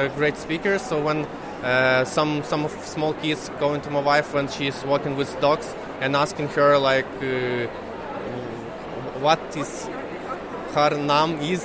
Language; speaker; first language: English; non-native, learner; Ukrainian